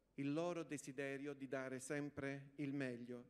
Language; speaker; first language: Italian; native; Italian